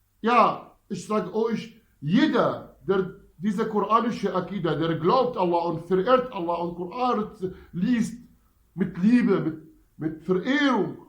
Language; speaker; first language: German; non-native, fluent; Arabic